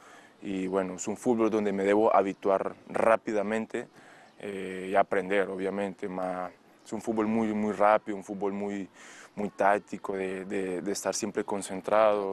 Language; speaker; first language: Italian; non-native, learner; Spanish